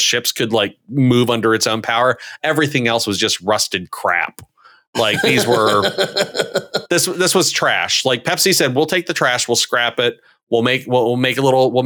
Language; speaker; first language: English; native; English